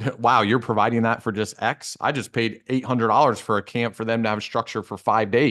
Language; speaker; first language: English; native; English